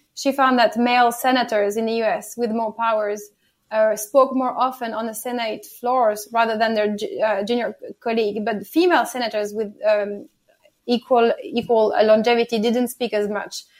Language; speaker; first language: English; non-native, fluent; French